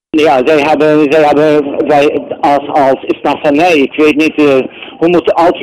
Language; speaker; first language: Dutch; non-native, learner; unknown